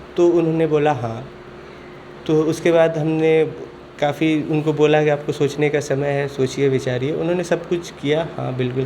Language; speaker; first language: Hindi; native; Hindi